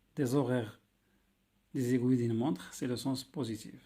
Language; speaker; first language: French; non-native, local second language; Arabic